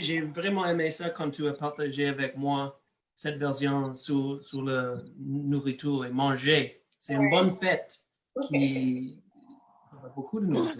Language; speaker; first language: French; non-native, learner; English